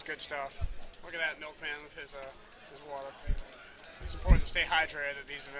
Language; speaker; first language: English; native; English